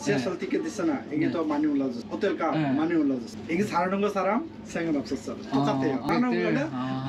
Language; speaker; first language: Korean; non-native, learner; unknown